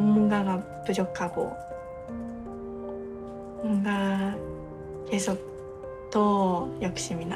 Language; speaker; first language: Korean; non-native, fluent; Japanese